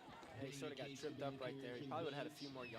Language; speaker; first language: English; native; English